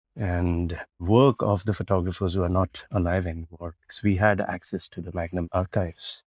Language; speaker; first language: English; non-native, local second language; Marathi